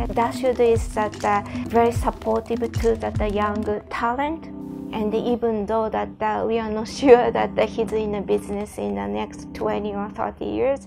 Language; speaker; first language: English; non-native, fluent; Japanese